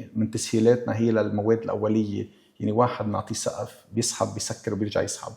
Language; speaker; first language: Arabic; early bilingual, heritage; Arabic